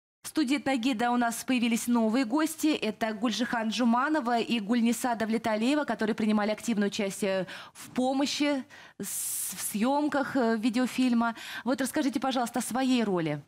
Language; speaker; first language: Russian; native; Russian